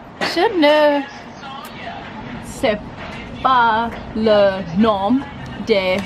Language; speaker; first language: French; non-native, learner; English